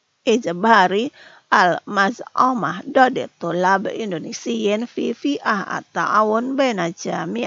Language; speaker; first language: Arabic; non-native, fluent; Indonesian